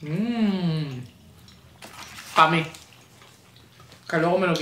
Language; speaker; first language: Spanish; native; Spanish